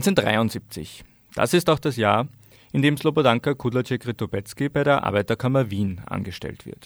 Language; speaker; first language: German; native; German